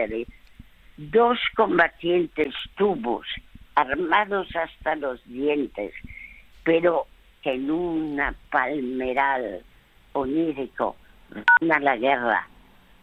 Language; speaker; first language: Spanish; early bilingual, other home language; French